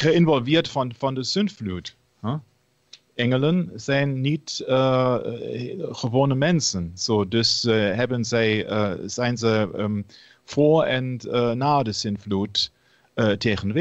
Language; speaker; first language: Dutch; non-native, learner; German